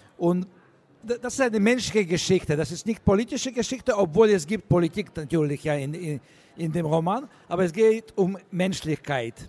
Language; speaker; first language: German; non-native, learner; Russian